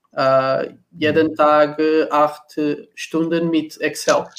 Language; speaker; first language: German; non-native, learner; Portuguese